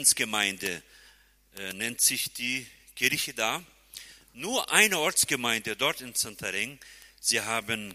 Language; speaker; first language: German; non-native, fluent; Portuguese